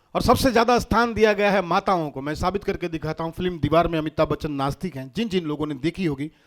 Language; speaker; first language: Hindi; non-native, local second language; Gujarati